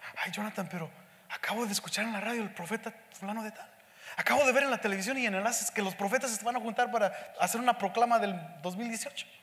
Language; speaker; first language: Spanish; early bilingual, heritage; Spanish